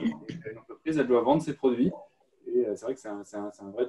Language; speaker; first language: French; native; French